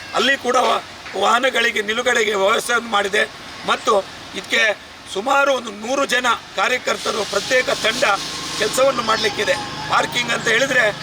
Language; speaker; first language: Kannada; native; Kannada